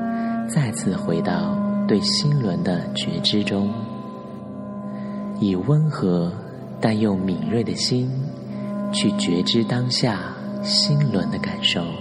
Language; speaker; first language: Chinese; native; Chinese